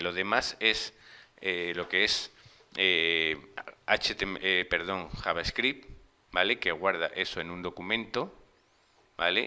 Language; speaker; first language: Spanish; native; Spanish